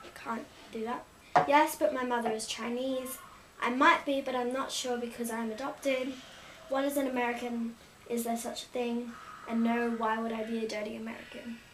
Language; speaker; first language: English; native; English